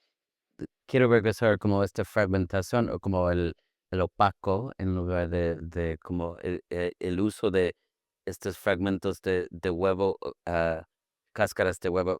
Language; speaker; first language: Spanish; non-native, fluent; English